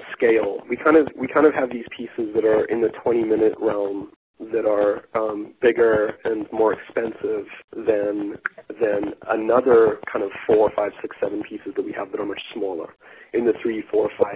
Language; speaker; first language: English; native; English